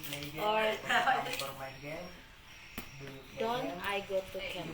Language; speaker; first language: English; non-native, learner; Indonesian